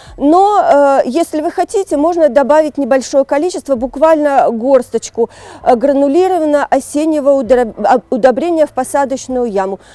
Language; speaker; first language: Russian; native; Russian